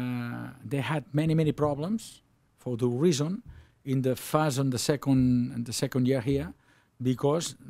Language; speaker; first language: English; non-native, learner; Spanish